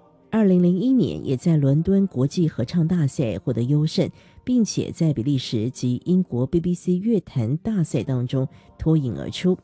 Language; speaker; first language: Chinese; native; Chinese